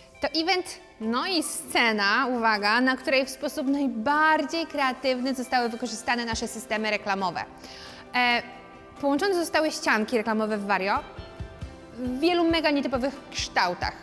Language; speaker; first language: Polish; native; Polish